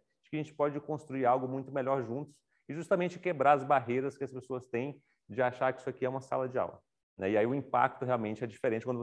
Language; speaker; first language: Portuguese; native; Portuguese